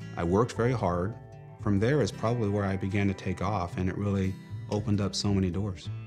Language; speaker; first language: English; native; English